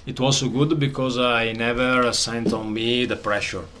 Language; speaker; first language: English; non-native, learner; Italian